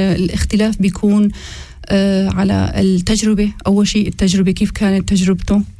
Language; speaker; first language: Arabic; non-native, local second language; Kurdish